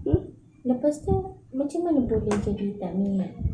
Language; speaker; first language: Malay; native; Malay